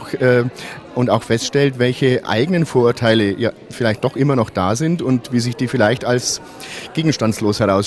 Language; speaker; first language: German; native; German